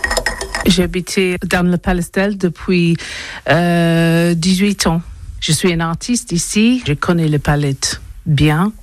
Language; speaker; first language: French; non-native, learner; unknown